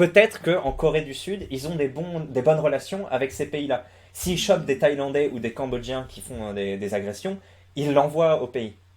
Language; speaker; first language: French; native; French